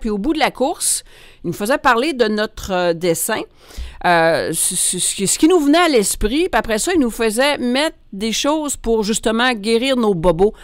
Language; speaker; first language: French; native; French